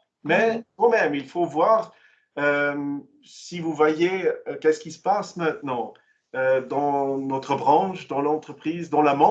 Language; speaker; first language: French; non-native, local second language; German